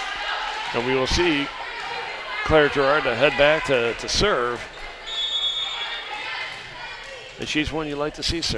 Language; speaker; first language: English; native; English